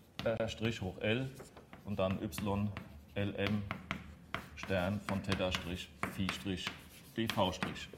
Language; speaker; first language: German; native; German